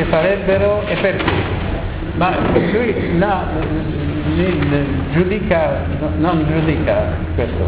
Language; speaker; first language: Italian; non-native, learner; French